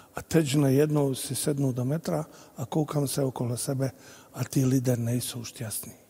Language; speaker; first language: Czech; non-native, fluent; Bosnian